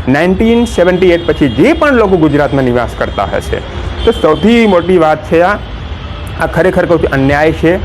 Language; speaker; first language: Gujarati; non-native, local second language; Hindi